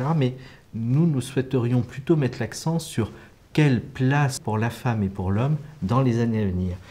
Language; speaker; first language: French; native; French